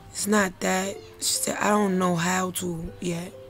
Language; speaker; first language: English; native; English